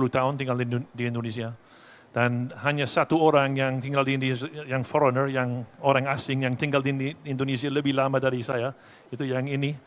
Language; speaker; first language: Indonesian; non-native, learner; English